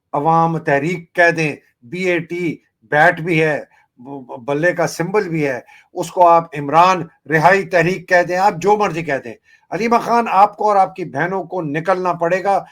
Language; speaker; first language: Urdu; native; Urdu